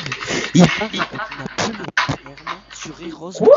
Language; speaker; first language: French; native; French